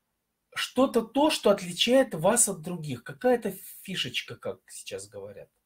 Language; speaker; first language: Russian; native; Russian